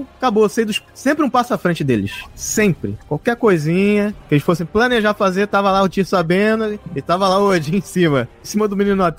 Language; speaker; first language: Portuguese; native; Portuguese